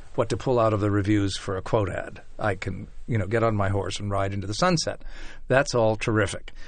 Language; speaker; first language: English; native; English